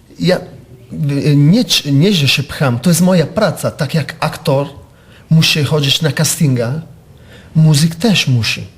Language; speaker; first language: Polish; non-native, fluent; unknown